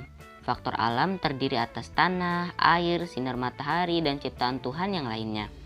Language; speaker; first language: Indonesian; native; Indonesian